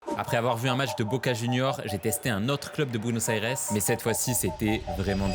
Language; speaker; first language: French; native; French